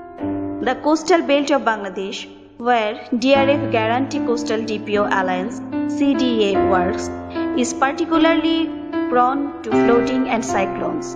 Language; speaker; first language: English; non-native, local second language; Bangla